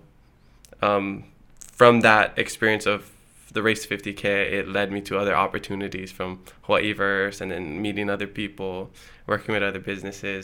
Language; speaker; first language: English; early bilingual, other home language; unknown